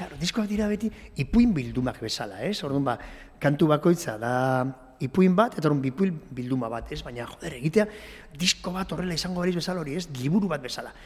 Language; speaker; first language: Basque; non-native, local second language; Spanish